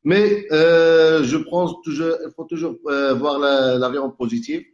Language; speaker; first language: French; non-native, local second language; Arabic